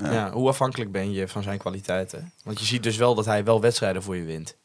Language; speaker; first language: Dutch; native; Dutch